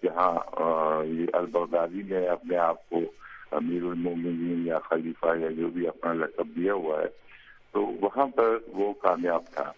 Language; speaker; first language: Urdu; native; Urdu